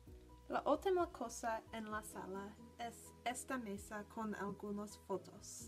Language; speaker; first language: Spanish; non-native, learner; English